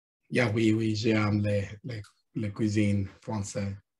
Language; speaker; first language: French; non-native, learner; Spanish